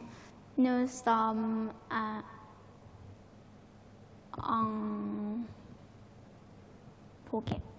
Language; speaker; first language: French; non-native, learner; Thai